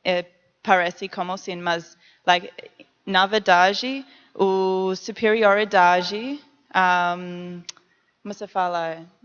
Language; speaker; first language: Portuguese; non-native, learner; English